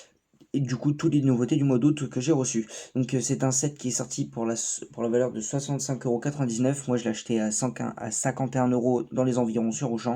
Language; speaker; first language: French; native; French